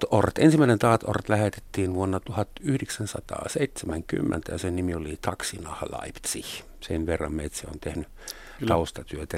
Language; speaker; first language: Finnish; non-native, fluent; German